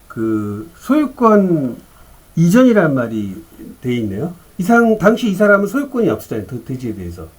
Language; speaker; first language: Korean; native; Korean